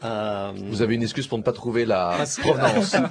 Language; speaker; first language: French; native; French